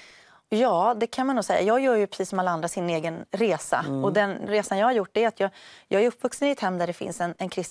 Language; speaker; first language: Swedish; native; Swedish